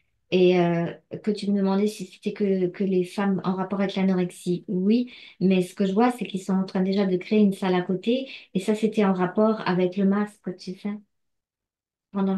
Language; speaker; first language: French; native; French